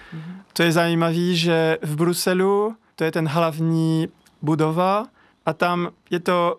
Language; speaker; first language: Czech; non-native, fluent; French